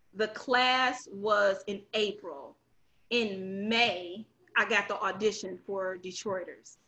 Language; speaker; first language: English; native; English